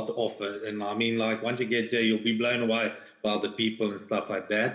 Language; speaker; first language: English; non-native, local second language; Afrikaans